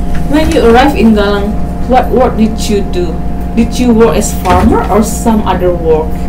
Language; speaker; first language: English; non-native, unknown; Indonesian